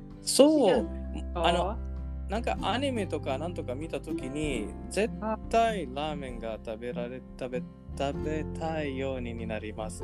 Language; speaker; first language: Japanese; non-native, learner; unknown